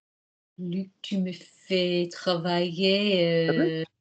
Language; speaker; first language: French; non-native, learner; English